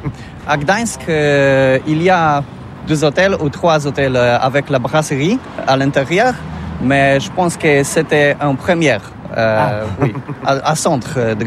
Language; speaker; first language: French; non-native, learner; Polish